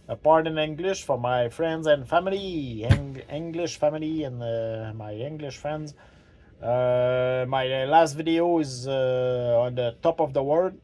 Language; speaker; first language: English; non-native, learner; French